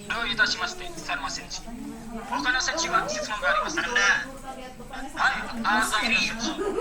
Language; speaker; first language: Japanese; non-native, learner; Indonesian